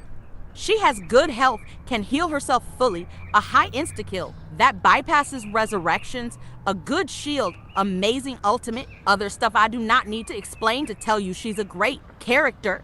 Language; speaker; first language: English; native; English